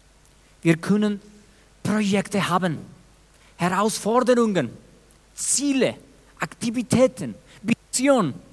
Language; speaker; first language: German; non-native, fluent; Spanish